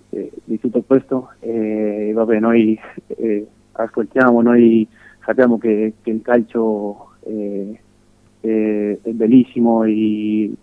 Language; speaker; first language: Italian; non-native, fluent; Spanish